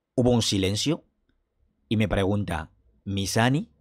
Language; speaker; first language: Spanish; non-native, fluent; French